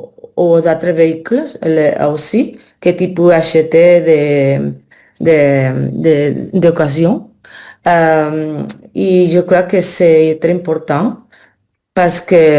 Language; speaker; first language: French; non-native, learner; Spanish